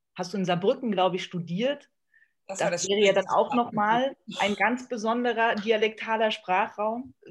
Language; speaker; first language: German; native; German